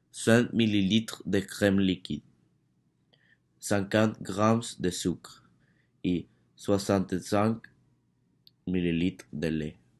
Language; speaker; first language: French; non-native, learner; Spanish